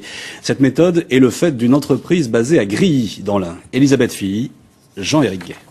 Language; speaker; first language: French; native; French